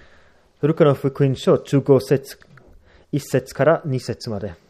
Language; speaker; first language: Japanese; non-native, fluent; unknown